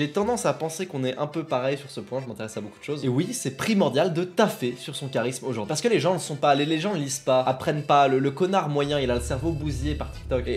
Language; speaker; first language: French; native; French